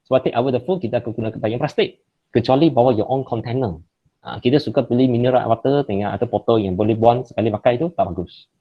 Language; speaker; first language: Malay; non-native, local second language; Chinese